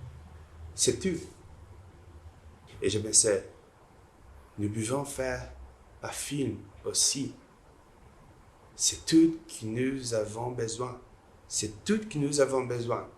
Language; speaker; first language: French; non-native, learner; Portuguese